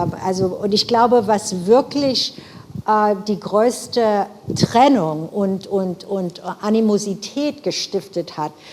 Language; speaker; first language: German; non-native, fluent; English